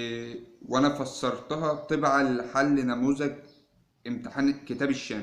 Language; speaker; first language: Arabic; native; Arabic